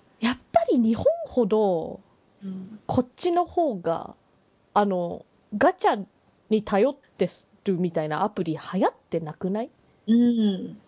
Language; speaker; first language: Japanese; early bilingual, heritage; Japanese